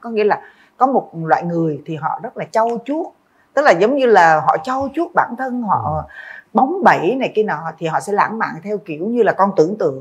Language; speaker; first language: Vietnamese; native; Vietnamese